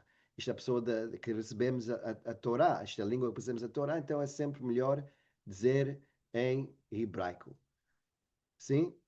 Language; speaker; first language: Portuguese; non-native, fluent; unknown